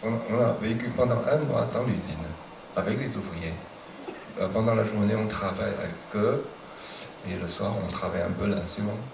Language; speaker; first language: French; non-native, fluent; Chinese